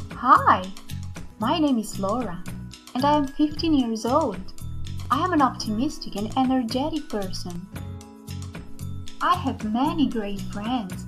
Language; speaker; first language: English; non-native, learner; Spanish